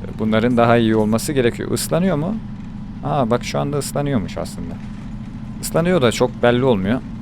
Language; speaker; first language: Turkish; native; Turkish